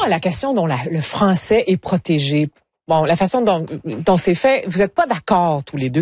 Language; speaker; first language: French; native; French